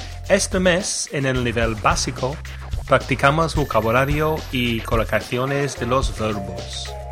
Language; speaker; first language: Spanish; non-native, fluent; English